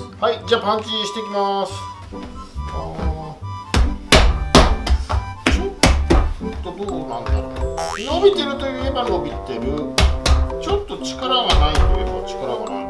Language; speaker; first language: Japanese; native; Japanese